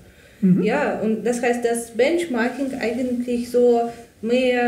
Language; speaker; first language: German; non-native, fluent; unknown